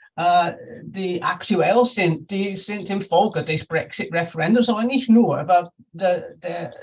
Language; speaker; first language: German; non-native, fluent; English